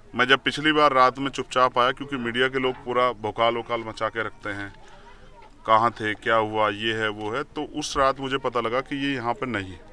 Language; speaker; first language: Hindi; native; Hindi